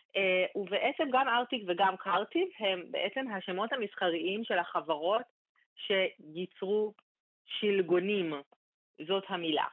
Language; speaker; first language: Hebrew; native; Hebrew